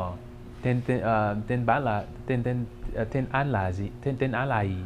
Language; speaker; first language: Vietnamese; non-native, learner; English